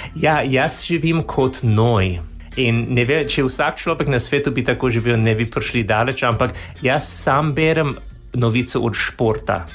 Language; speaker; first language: Slovenian; non-native, fluent; English